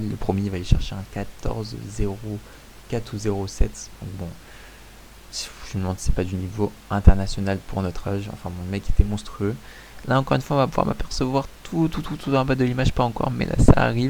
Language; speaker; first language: French; native; French